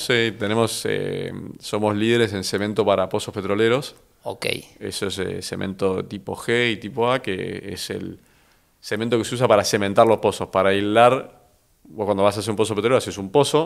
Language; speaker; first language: Spanish; native; Spanish